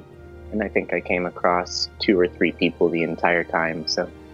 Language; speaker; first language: English; native; English